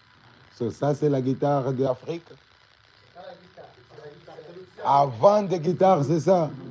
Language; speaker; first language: French; non-native, learner; Portuguese